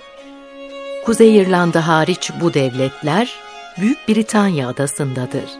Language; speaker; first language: Turkish; native; Turkish